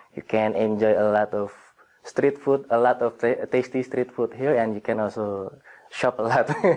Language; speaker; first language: English; non-native, fluent; Indonesian